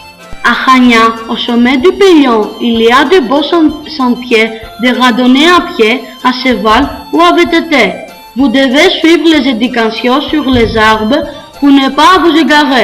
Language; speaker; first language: French; non-native, learner; Greek